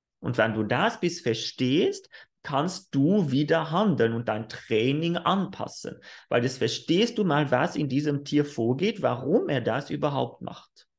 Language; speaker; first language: German; non-native, fluent; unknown